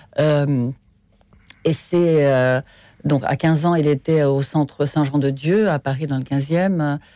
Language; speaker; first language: French; non-native, fluent; Russian